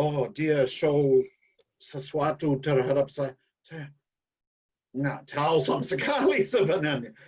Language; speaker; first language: Indonesian; non-native, learner; English